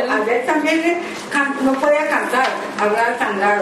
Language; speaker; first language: Spanish; non-native, learner; Japanese